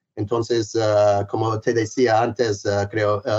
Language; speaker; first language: Spanish; non-native, fluent; English